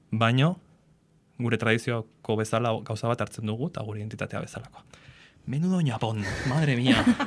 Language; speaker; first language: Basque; non-native, local second language; Spanish